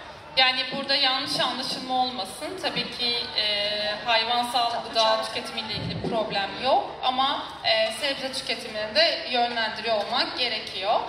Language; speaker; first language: Turkish; native; Turkish